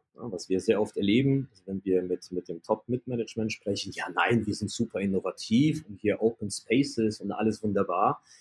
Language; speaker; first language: German; early bilingual, other home language; Polish